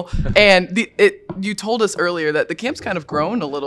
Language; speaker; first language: English; native; English